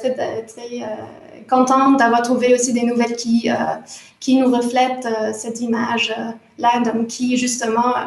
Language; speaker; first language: French; non-native, fluent; German